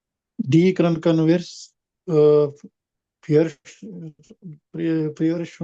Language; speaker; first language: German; non-native, learner; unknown